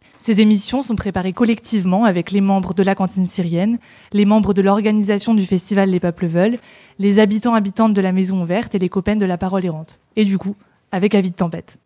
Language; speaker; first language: French; native; French